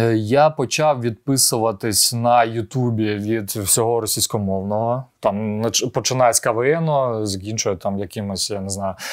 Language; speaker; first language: Ukrainian; non-native, local second language; Russian